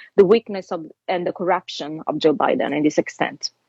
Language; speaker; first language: English; non-native, fluent; Italian